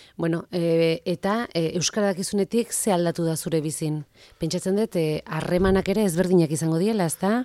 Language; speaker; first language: Basque; native; Basque